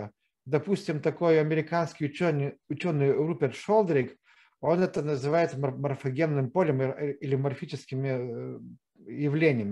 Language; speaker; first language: Russian; non-native, fluent; Lithuanian